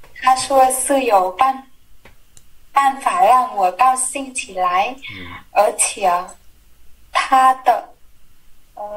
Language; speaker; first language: Chinese; non-native, learner; Vietnamese